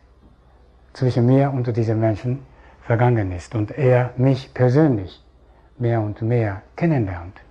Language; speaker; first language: German; non-native, fluent; Japanese